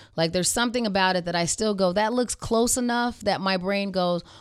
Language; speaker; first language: English; native; English